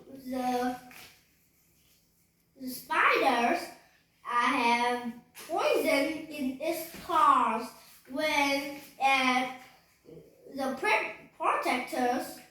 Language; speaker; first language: English; non-native, learner; Vietnamese